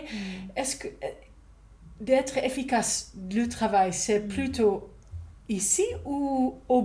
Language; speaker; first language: French; non-native, learner; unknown